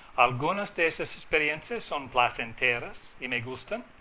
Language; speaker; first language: Spanish; non-native, fluent; English